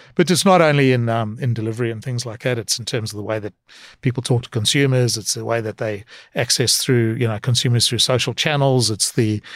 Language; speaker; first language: English; native; English